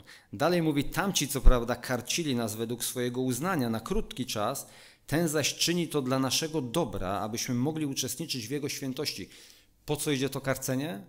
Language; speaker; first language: Polish; native; Polish